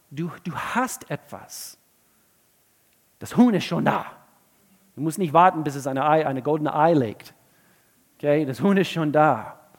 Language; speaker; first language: German; non-native, fluent; English